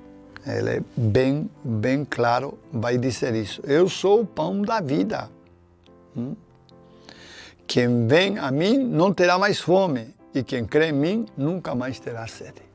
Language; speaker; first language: Portuguese; non-native, fluent; Spanish